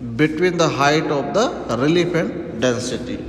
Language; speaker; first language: English; non-native, local second language; Hindi